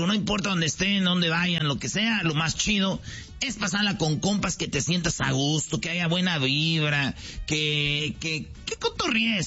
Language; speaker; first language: Spanish; native; Spanish